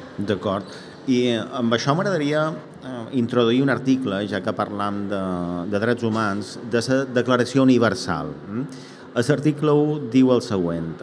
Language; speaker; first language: Catalan; native; Catalan